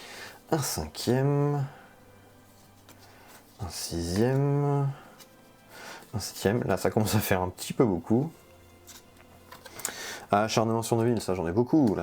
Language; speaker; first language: French; native; French